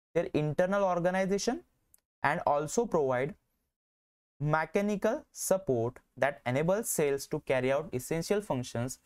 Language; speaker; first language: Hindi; non-native, local second language; Marathi